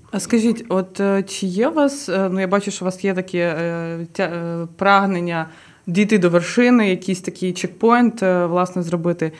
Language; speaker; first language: Ukrainian; non-native, local second language; Russian